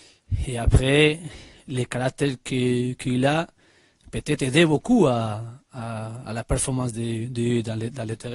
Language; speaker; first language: French; non-native, learner; Spanish